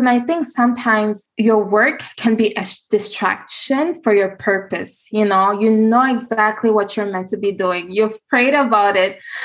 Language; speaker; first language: English; native; English